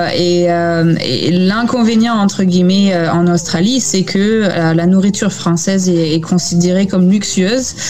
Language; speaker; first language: French; native; French